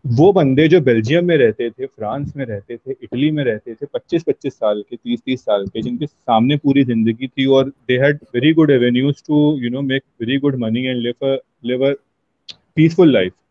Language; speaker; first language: Hindi; native; Hindi